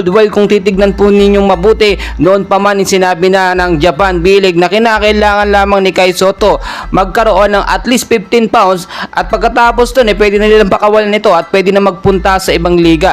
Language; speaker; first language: Filipino; native; Filipino